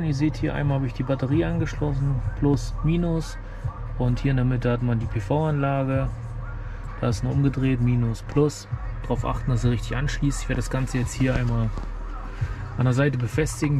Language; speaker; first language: German; native; German